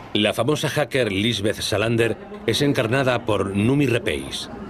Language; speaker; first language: Spanish; native; Spanish